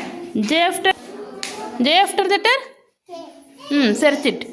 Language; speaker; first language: English; non-native, local second language; Kannada